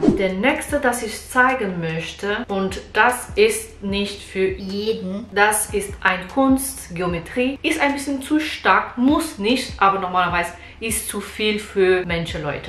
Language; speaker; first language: German; non-native, learner; Portuguese